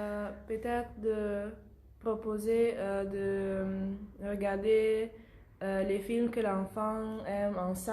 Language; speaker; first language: French; non-native, learner; Italian